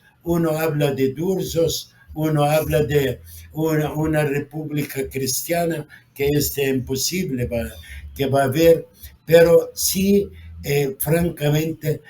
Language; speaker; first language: Spanish; non-native, fluent; Arabic